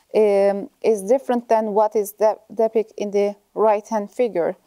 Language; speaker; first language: English; non-native, learner; Turkish